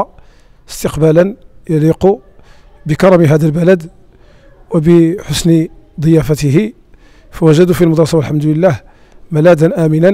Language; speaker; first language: Arabic; native; Arabic